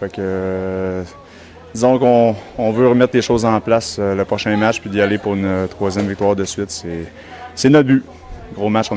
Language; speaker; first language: French; native; French